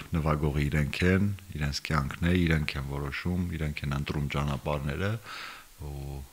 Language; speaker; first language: Armenian; native; Armenian